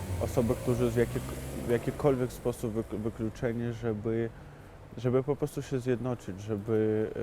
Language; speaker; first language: Polish; non-native, fluent; Ukrainian